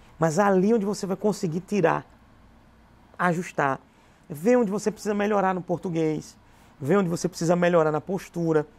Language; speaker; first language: Portuguese; native; Portuguese